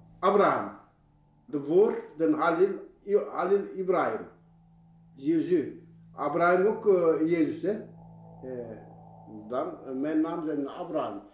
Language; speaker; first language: Dutch; non-native, learner; Turkish